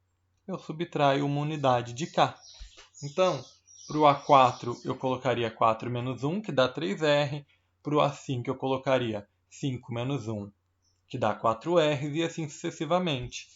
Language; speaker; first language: Portuguese; native; Portuguese